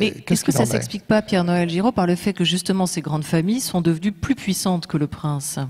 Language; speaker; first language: French; native; French